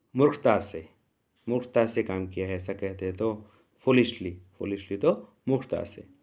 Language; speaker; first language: Hindi; non-native, local second language; Gujarati